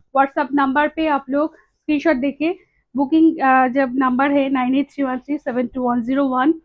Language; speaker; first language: Hindi; non-native, local second language; Bangla